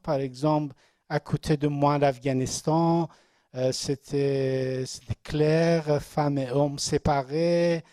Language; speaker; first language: French; non-native, learner; Persian